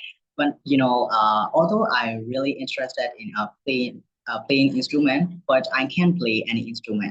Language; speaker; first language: English; non-native, learner; Burmese